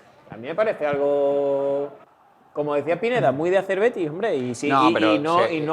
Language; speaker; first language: Spanish; native; Spanish